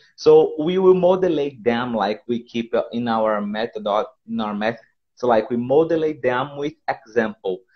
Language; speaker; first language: English; non-native, fluent; Portuguese